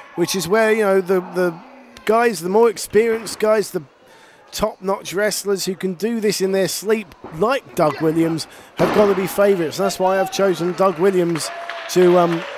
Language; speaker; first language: English; native; English